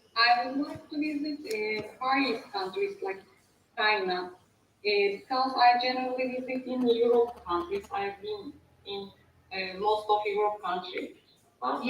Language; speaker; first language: English; non-native, learner; Turkish